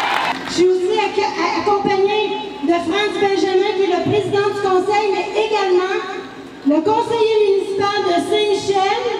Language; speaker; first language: French; native; French